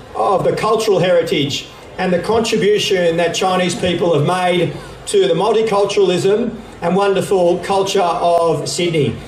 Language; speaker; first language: English; native; English